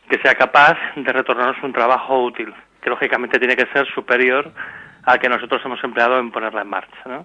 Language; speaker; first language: Spanish; native; Spanish